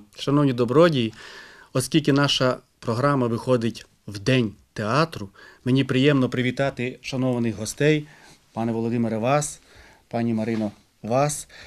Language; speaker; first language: Ukrainian; native; Ukrainian